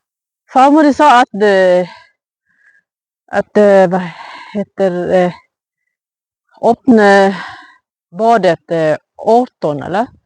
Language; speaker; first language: Swedish; non-native, learner; Filipino